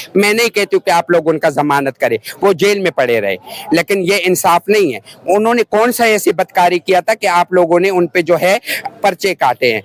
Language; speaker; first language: Urdu; non-native, local second language; Pashto